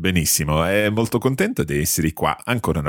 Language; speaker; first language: Italian; non-native, fluent; English